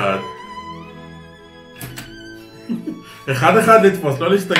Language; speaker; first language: Hebrew; native; Hebrew